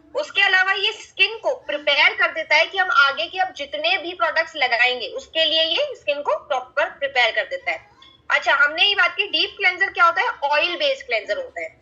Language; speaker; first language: Hindi; native; Hindi